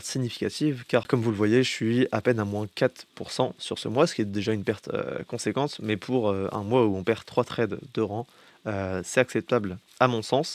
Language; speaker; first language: French; native; French